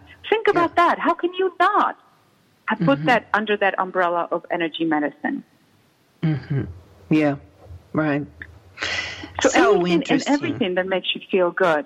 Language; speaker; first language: English; non-native, fluent; Czech